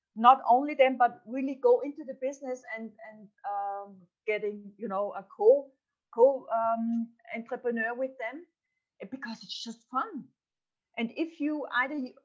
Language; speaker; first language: English; non-native, fluent; German